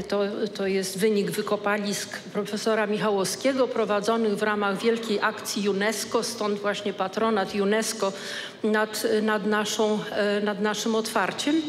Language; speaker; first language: Polish; native; Polish